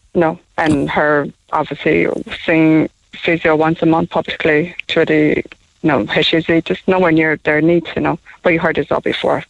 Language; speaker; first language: English; non-native, fluent; Chinese